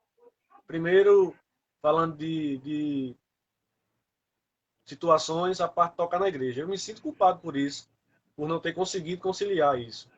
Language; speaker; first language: Portuguese; native; Portuguese